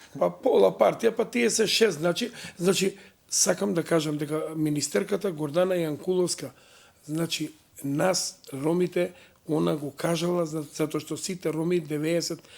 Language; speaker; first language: Macedonian; non-native, local second language; Romany